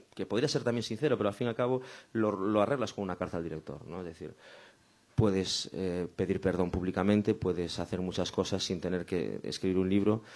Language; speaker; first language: Spanish; native; Spanish